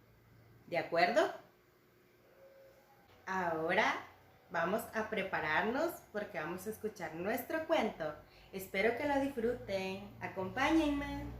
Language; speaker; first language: Spanish; native; Spanish